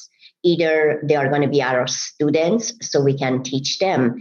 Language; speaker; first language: English; non-native, fluent; Persian